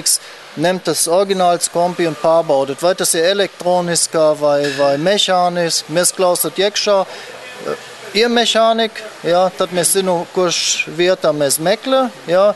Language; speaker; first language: Latvian; non-native, learner; German